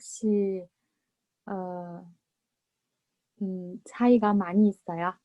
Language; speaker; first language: Korean; non-native, fluent; Chinese